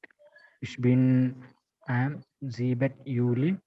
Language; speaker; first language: German; non-native, learner; Malayalam